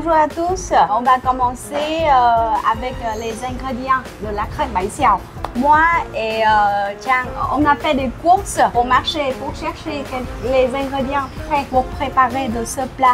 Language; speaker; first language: French; non-native, fluent; Vietnamese